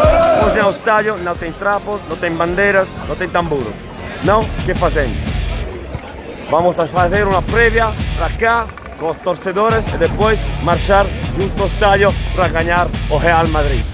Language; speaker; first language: Portuguese; non-native, fluent; Spanish